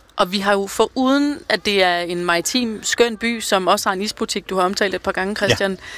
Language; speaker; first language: Danish; native; Danish